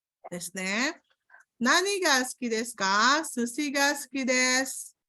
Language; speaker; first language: Japanese; non-native, fluent; Indonesian